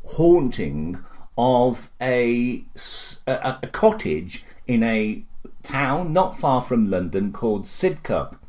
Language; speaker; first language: English; native; English